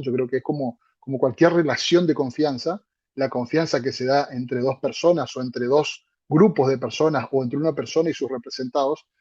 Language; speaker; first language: Spanish; native; Spanish